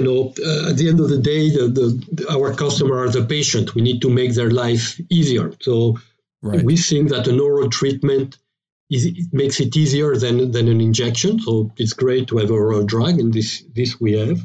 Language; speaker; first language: English; non-native, fluent; French